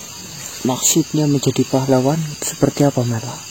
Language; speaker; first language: Indonesian; native; Indonesian